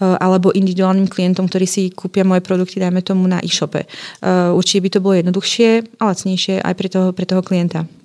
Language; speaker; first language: Slovak; native; Slovak